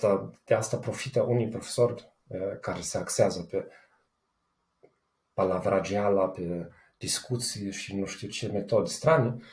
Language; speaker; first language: Romanian; non-native, fluent; German